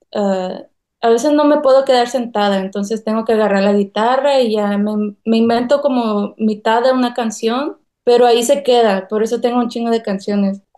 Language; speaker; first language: Spanish; early bilingual, heritage; Spanish